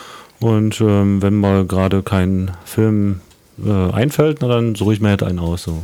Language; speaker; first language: German; native; German